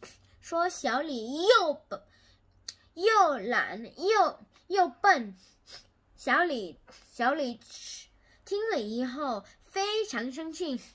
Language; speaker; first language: Chinese; non-native, learner; Korean